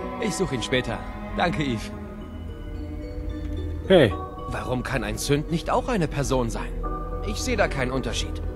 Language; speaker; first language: German; non-native, fluent; Polish